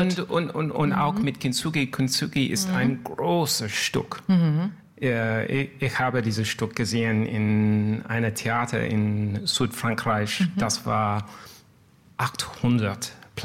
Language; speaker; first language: German; non-native, learner; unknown